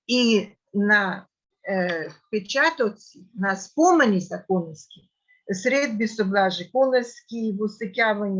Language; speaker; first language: Macedonian; non-native, fluent; Russian